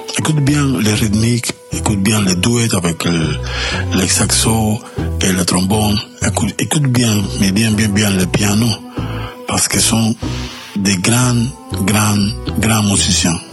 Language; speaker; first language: French; non-native, fluent; Spanish